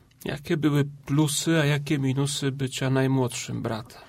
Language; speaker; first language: Polish; native; Polish